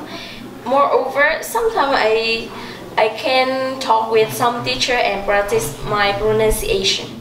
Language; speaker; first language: English; non-native, learner; Vietnamese